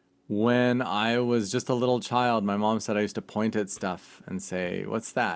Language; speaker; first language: English; native; English